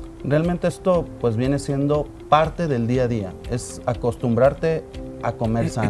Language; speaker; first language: Spanish; native; Spanish